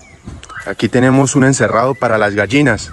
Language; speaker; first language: Spanish; native; Spanish